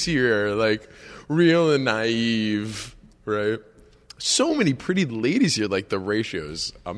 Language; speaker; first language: English; native; English